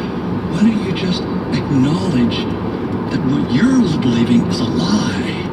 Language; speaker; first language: English; native; English